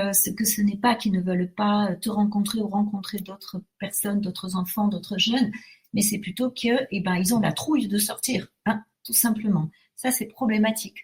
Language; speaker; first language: French; native; French